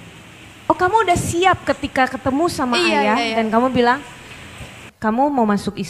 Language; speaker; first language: Indonesian; native; Indonesian